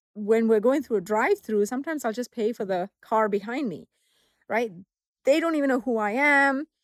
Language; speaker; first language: English; non-native, local second language; Tamil